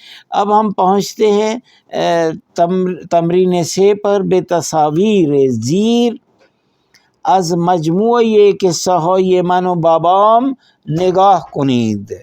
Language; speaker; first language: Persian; non-native, fluent; Urdu